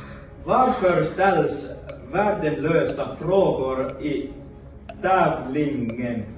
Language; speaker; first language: Swedish; non-native, learner; Finnish